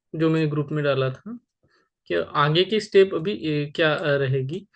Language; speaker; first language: Hindi; non-native, local second language; Marathi